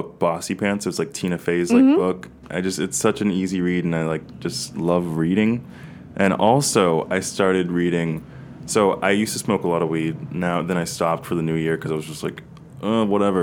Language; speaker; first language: English; native; English